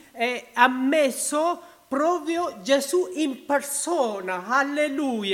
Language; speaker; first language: Italian; non-native, learner; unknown